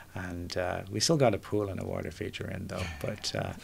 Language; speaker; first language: English; native; English